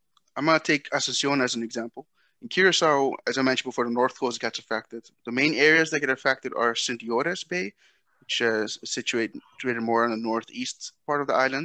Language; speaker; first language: English; non-native, fluent; Dutch